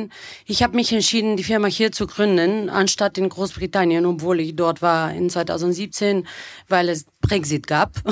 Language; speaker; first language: German; non-native, fluent; Bulgarian